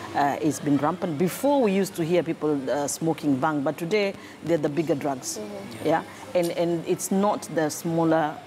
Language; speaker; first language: English; non-native, local second language; Swahili